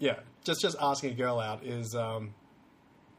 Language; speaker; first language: English; native; English